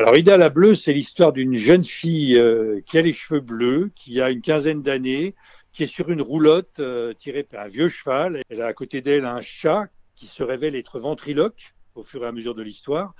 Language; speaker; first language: French; native; French